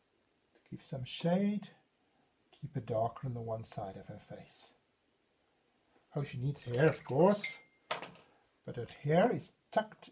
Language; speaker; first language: English; non-native, fluent; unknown